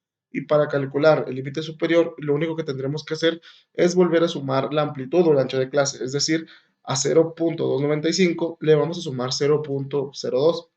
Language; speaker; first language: Spanish; native; Spanish